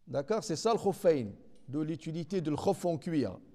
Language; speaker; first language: French; non-native, local second language; Arabic